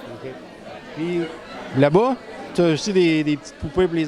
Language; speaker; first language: French; native; French